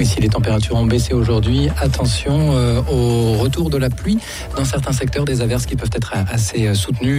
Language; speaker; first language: French; native; French